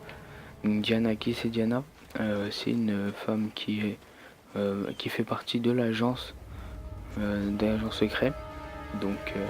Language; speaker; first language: French; native; French